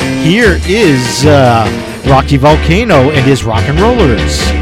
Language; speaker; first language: English; native; English